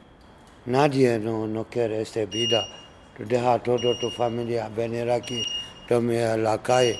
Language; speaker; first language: Spanish; non-native, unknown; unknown